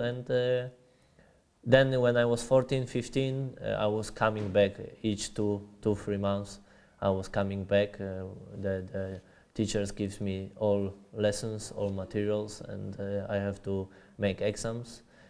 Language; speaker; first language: English; non-native, fluent; Polish